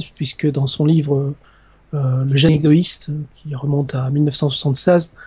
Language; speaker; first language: French; native; French